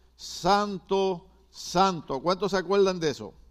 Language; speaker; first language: Spanish; native; Spanish